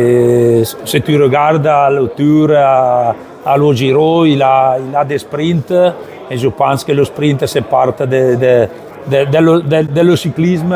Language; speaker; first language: French; non-native, learner; Italian